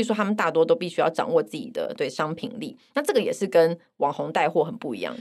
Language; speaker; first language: Chinese; native; Chinese